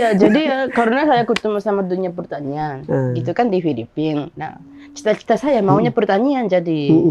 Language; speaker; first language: Indonesian; non-native, fluent; Japanese